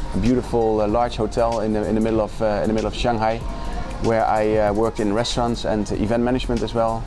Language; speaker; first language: English; non-native, fluent; Dutch